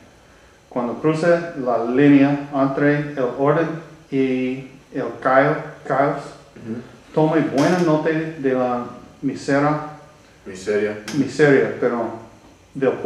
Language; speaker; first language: Spanish; non-native, learner; English